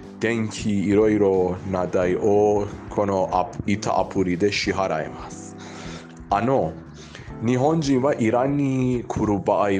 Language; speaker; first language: Japanese; non-native, learner; Persian